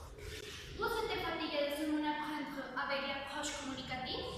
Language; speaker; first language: French; non-native, learner; Spanish